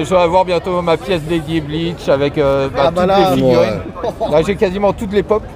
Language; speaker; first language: French; native; French